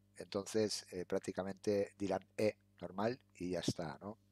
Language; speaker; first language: Spanish; native; Spanish